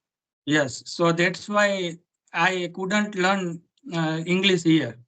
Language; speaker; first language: English; non-native, learner; Gujarati